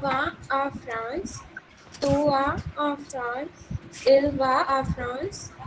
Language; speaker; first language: French; non-native, learner; Hindi